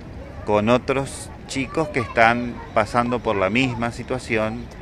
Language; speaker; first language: Spanish; native; Spanish